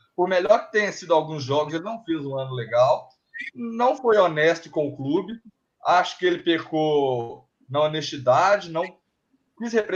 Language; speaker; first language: Portuguese; native; Portuguese